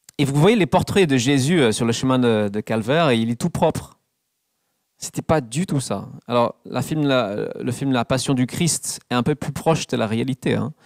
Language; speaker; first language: French; non-native, fluent; English